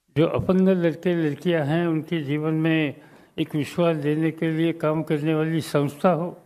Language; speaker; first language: Hindi; non-native, local second language; Marathi